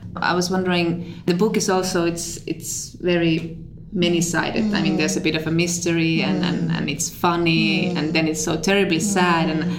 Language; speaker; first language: English; non-native, fluent; Finnish